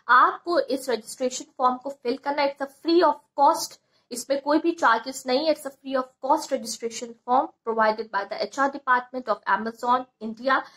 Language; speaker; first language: Hindi; native; Hindi